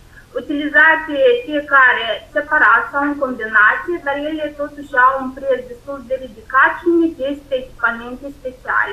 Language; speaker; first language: Romanian; native; Romanian